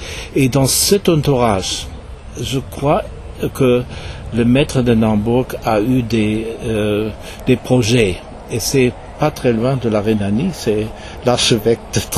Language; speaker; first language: French; non-native, fluent; German